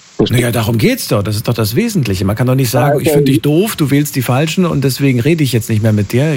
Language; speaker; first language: German; native; German